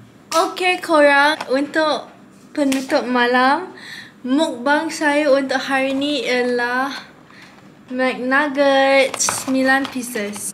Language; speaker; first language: Malay; non-native, local second language; English